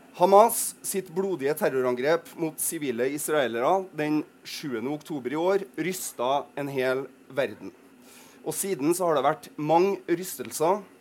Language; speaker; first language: Norwegian; native; Norwegian